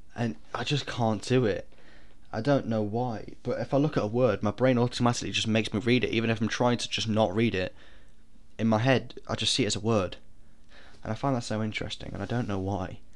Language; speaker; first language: English; native; English